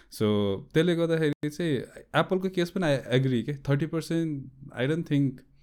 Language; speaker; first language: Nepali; native; Nepali